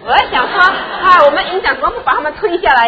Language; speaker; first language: Chinese; native; Chinese